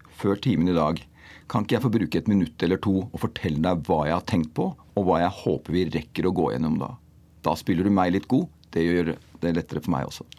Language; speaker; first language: Norwegian; native; Norwegian